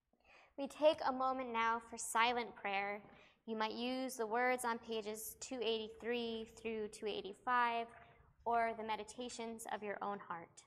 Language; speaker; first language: English; native; English